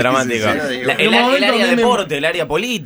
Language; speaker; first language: Spanish; native; Spanish